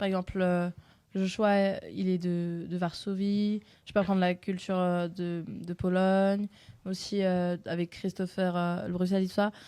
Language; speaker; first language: French; non-native, fluent; Turkish